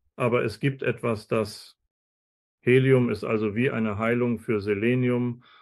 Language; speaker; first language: German; non-native, fluent; Spanish